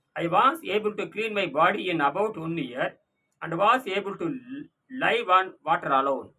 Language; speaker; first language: English; non-native, local second language; Tamil